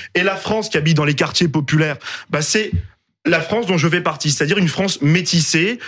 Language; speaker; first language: French; native; French